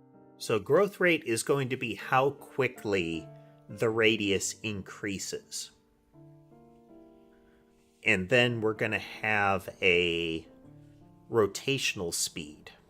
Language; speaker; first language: English; native; English